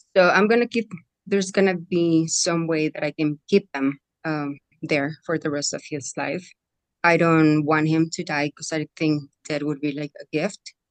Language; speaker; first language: English; non-native, fluent; Spanish